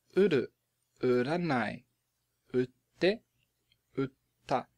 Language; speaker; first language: Japanese; non-native, fluent; English